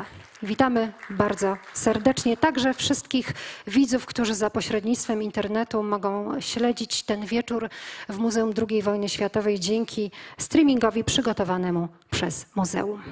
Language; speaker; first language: Polish; native; Polish